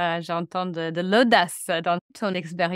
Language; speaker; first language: French; non-native, fluent; English